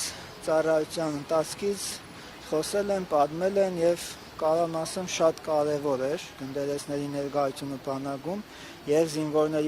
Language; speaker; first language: Armenian; native; Armenian